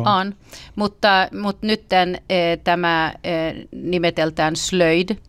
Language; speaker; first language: Finnish; early bilingual, heritage; Finnish